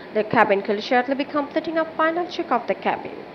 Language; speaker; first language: English; non-native, local second language; Bangla